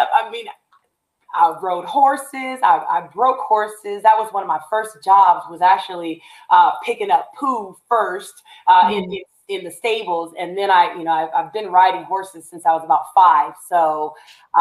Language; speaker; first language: English; native; English